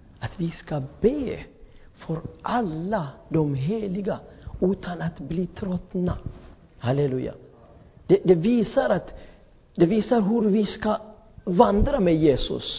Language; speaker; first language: Swedish; non-native, fluent; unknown